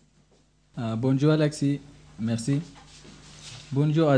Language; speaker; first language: French; non-native, learner; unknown